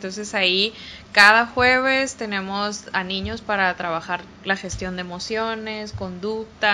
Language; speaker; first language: Spanish; native; Spanish